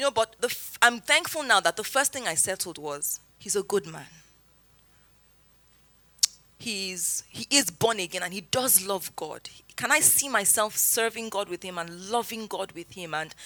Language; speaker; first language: English; non-native, local second language; Yoruba